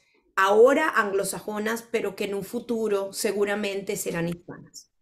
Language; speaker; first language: Spanish; native; Spanish